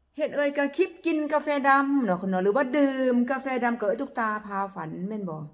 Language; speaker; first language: Northeastern Thai; non-native, local second language; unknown